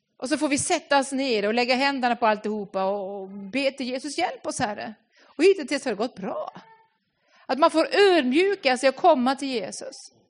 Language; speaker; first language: Swedish; non-native, fluent; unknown